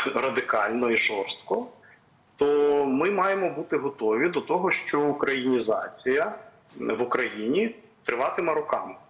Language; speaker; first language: Ukrainian; non-native, local second language; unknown